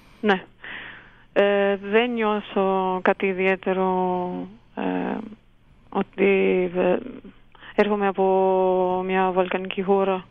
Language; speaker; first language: Greek; early bilingual, heritage; Romanian